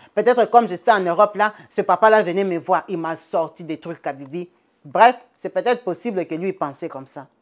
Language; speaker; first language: French; non-native, local second language; Lingala